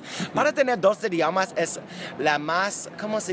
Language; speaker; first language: Spanish; non-native, learner; English